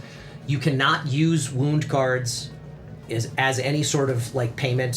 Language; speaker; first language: English; native; English